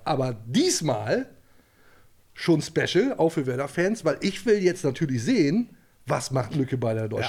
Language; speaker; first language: German; native; German